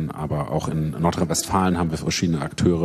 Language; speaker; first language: German; native; German